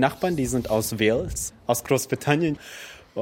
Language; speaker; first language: German; early bilingual, other home language; Russian